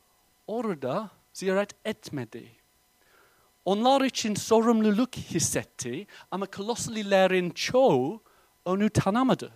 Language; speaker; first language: Turkish; non-native, fluent; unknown